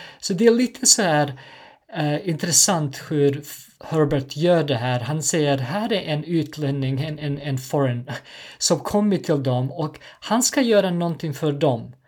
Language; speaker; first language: Swedish; non-native, fluent; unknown